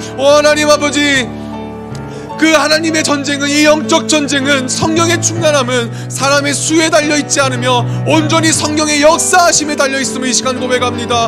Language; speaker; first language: Korean; native; Korean